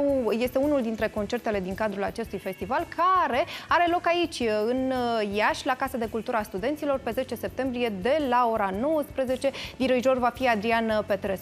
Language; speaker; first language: Romanian; native; Romanian